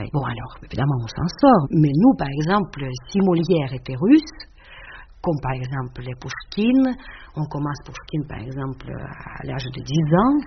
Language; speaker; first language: French; non-native, fluent; Russian